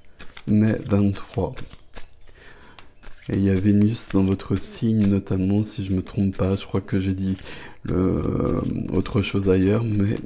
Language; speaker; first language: French; native; French